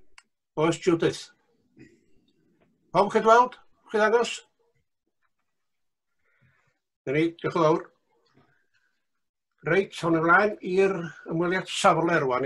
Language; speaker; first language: Welsh; native; Welsh